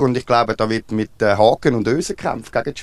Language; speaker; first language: German; native; German